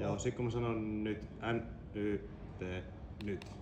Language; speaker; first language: Finnish; native; Finnish